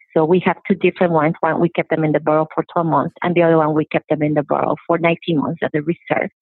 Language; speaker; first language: English; non-native, fluent; Spanish